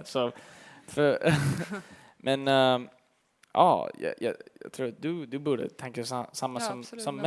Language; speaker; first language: Swedish; early bilingual, heritage; English